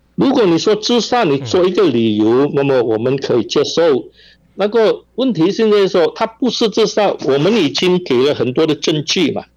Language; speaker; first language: Chinese; non-native, local second language; Min Nan Chinese